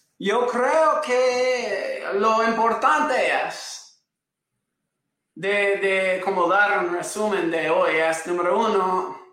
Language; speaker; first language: Spanish; non-native, fluent; English